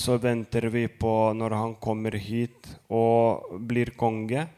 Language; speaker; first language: Norwegian; non-native, fluent; Lithuanian